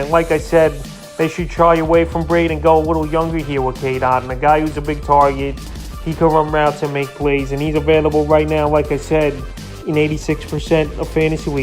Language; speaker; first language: English; native; English